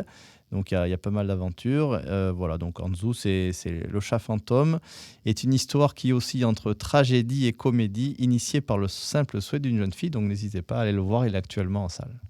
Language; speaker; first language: French; native; French